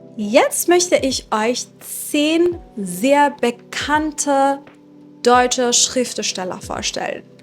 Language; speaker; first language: German; non-native, fluent; Persian